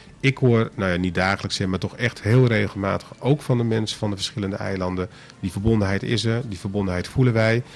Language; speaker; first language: Dutch; non-native, local second language; Papiamento